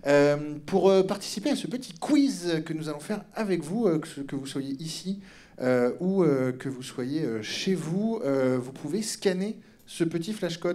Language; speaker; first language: French; native; French